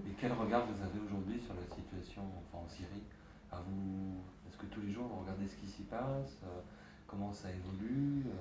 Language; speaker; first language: French; native; French